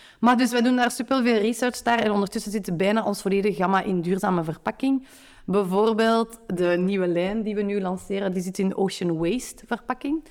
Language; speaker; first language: Dutch; native; Dutch